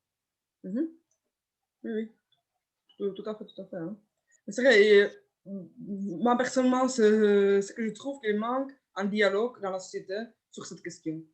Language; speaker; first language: French; non-native, fluent; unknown